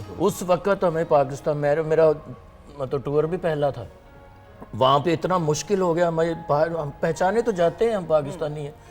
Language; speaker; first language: Urdu; non-native, local second language; Punjabi